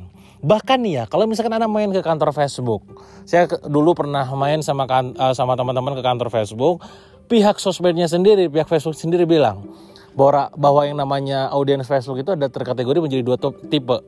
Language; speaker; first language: Indonesian; native; Indonesian